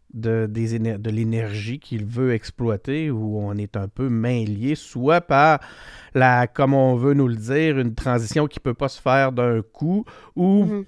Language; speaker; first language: French; native; French